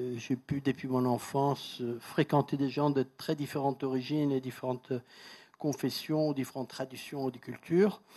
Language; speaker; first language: French; non-native, fluent; Persian